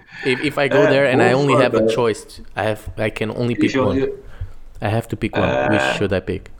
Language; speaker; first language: English; non-native, fluent; Portuguese